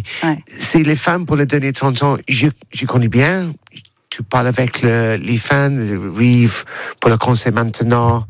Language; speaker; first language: French; non-native, learner; English